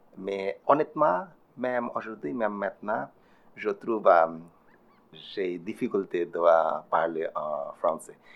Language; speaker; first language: French; non-native, learner; Bangla